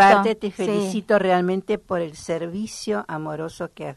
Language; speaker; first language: Spanish; native; Spanish